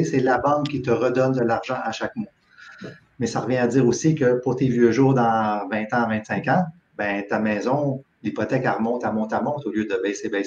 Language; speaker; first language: French; native; French